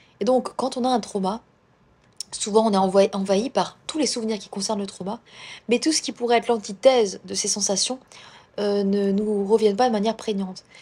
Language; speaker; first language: French; native; French